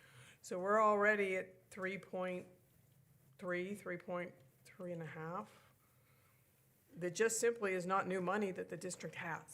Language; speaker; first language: English; native; English